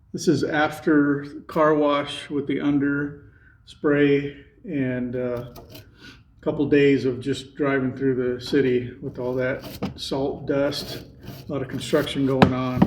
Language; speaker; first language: English; native; English